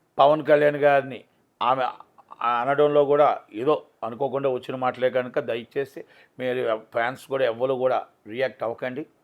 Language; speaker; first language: Telugu; native; Telugu